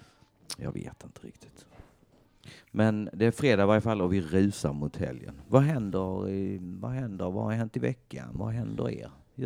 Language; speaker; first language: Swedish; native; Swedish